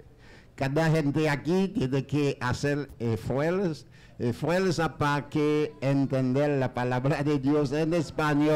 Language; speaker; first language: Spanish; non-native, learner; Haitian Creole